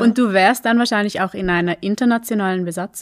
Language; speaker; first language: German; native; German